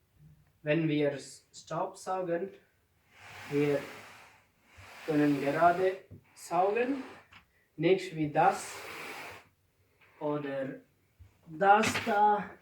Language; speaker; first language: German; non-native, learner; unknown